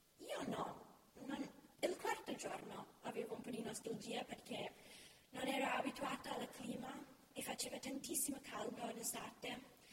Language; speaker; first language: Italian; non-native, learner; English